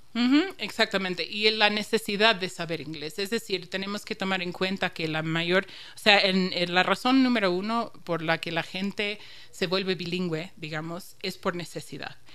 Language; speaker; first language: Spanish; non-native, fluent; English